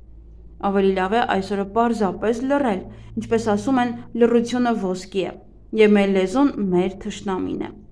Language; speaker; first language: Armenian; native; Armenian